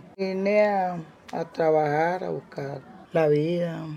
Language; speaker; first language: Spanish; native; Spanish